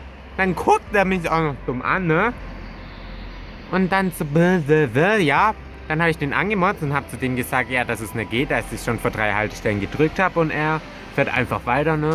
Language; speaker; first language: German; native; German